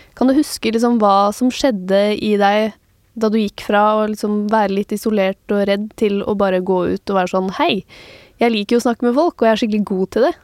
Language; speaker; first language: Norwegian; native; Norwegian